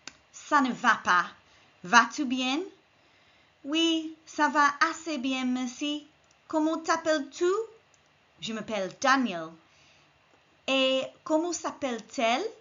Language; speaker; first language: French; non-native, fluent; English